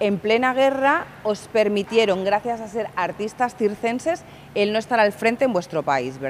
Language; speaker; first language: Spanish; native; Spanish